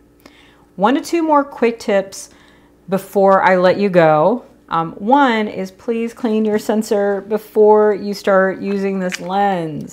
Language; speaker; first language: English; native; English